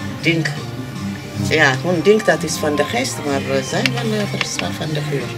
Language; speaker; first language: Dutch; non-native, learner; Amharic